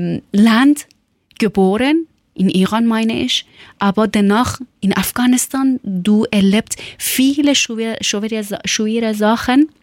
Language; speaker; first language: German; non-native, learner; Persian